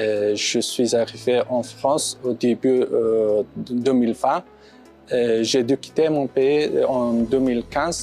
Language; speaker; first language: French; non-native, fluent; Pashto